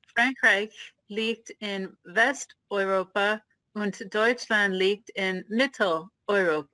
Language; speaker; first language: German; non-native, fluent; English